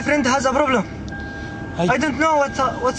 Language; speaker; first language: English; non-native, learner; Arabic